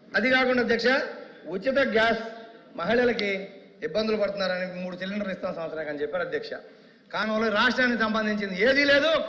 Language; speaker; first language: Telugu; native; Telugu